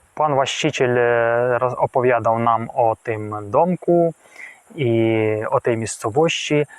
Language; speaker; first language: Polish; non-native, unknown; Ukrainian